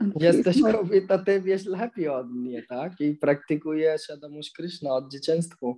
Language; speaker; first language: Polish; non-native, learner; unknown